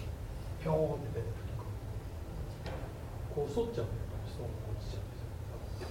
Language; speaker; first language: Japanese; native; Japanese